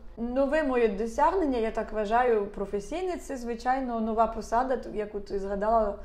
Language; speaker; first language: Ukrainian; non-native, local second language; Russian